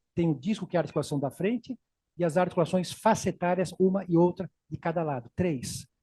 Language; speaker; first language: Portuguese; native; Portuguese